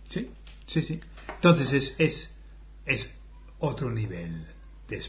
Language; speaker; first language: Spanish; non-native, fluent; English